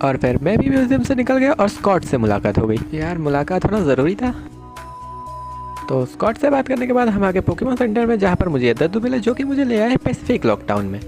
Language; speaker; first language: Hindi; native; Hindi